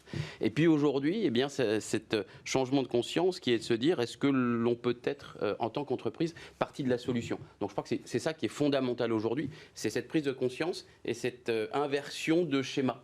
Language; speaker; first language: French; native; French